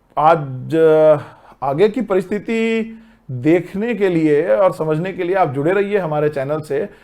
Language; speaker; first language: Hindi; native; Hindi